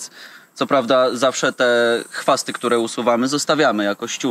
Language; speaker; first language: Polish; native; Polish